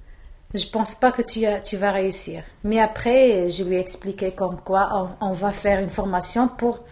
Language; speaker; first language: French; non-native, local second language; Arabic